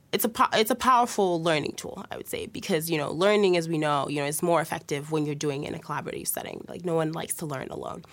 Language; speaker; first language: English; early bilingual, other home language; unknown